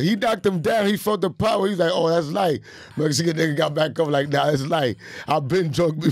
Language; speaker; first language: English; early bilingual, other home language; Spanish